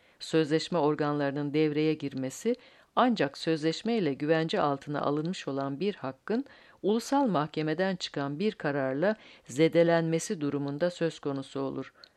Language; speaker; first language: Turkish; native; Turkish